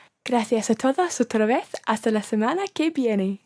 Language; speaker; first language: Spanish; non-native, learner; English